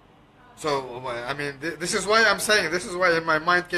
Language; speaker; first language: English; non-native, fluent; Arabic